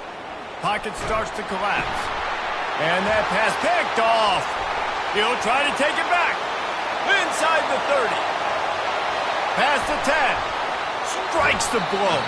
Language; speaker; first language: English; native; English